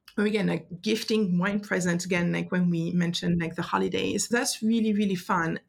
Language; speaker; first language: English; non-native, fluent; French